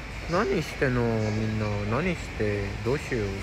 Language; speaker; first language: Japanese; non-native, learner; English